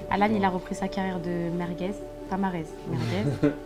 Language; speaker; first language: French; native; French